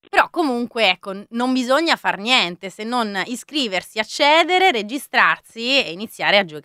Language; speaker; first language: Italian; native; Italian